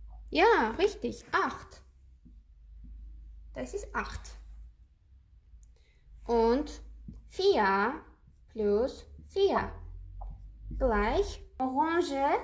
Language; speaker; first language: German; non-native, learner; Azerbaijani